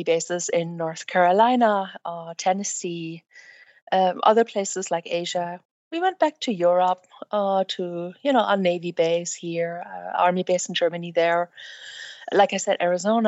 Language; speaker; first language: English; non-native, fluent; German